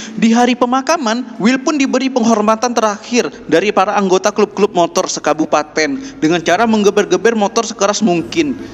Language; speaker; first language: Indonesian; native; Indonesian